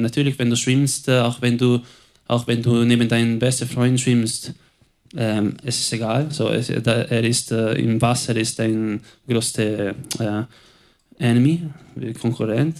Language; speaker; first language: German; non-native, local second language; Italian